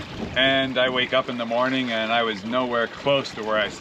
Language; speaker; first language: English; native; English